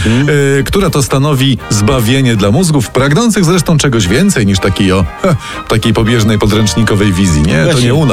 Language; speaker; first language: Polish; native; Polish